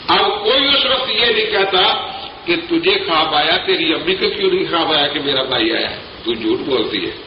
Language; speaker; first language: Urdu; non-native, local second language; Punjabi